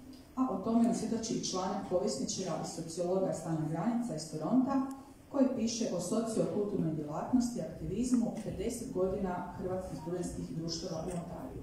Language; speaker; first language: Croatian; native; Croatian